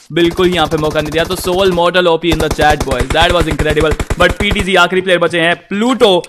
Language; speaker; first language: Hindi; native; Hindi